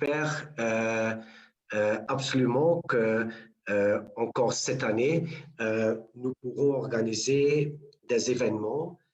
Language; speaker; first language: French; non-native, local second language; Dutch